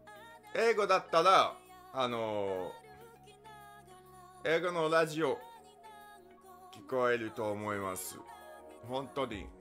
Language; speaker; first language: Japanese; non-native, learner; English